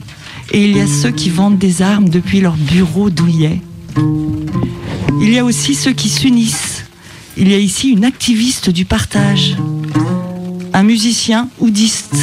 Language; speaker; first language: French; native; French